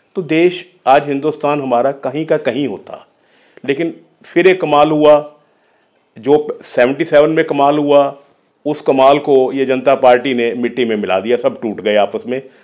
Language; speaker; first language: Hindi; non-native, local second language; Punjabi